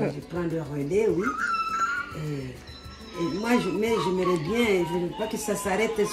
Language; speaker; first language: French; non-native, local second language; Comorian